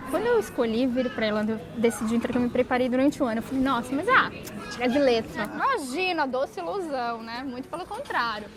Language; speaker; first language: Portuguese; early bilingual, other home language; Spanish